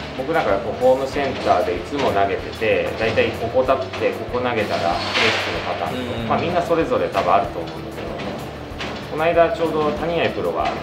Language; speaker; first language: Japanese; native; Japanese